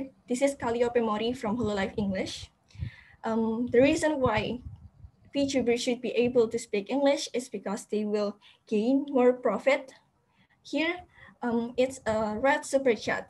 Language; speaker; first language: English; non-native, fluent; Indonesian